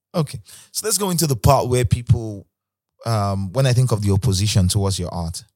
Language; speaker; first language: English; non-native, local second language; Igbo